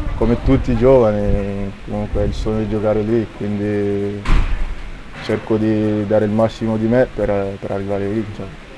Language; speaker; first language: Italian; non-native, fluent; French